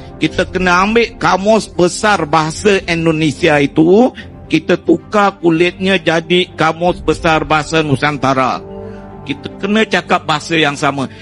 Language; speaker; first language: Malay; native; Malay